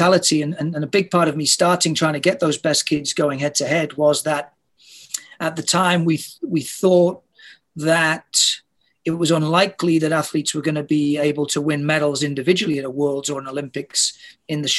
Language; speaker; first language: English; native; English